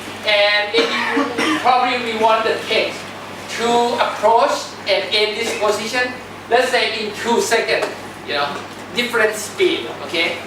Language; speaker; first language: English; non-native, fluent; Thai